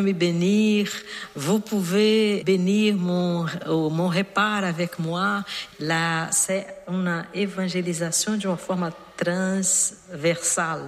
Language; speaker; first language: French; non-native, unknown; Portuguese